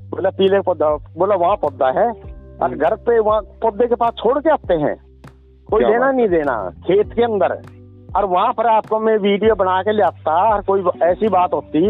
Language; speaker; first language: Hindi; native; Hindi